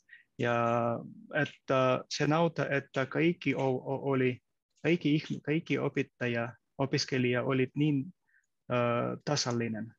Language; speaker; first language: Finnish; non-native, learner; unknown